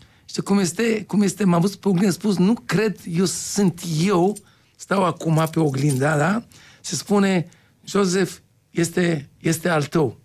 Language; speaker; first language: Romanian; non-native, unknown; Hebrew